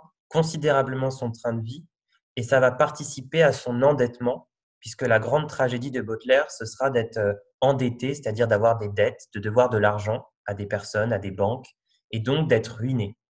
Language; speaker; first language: French; native; French